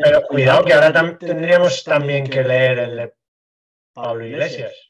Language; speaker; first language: Spanish; native; Spanish